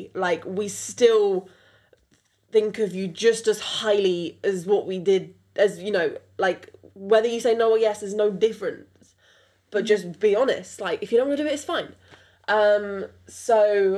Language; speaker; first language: English; non-native, local second language; French